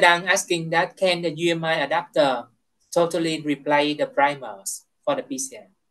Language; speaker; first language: English; non-native, fluent; Vietnamese